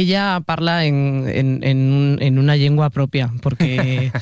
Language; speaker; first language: Catalan; non-native, learner; Spanish